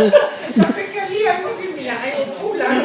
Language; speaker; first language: Indonesian; non-native, fluent; German